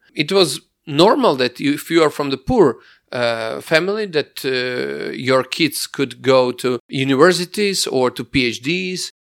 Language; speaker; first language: English; non-native, fluent; Croatian